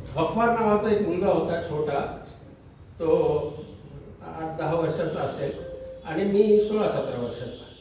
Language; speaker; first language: Marathi; non-native, local second language; Urdu